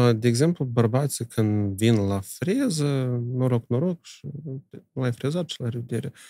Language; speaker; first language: Romanian; native; Romanian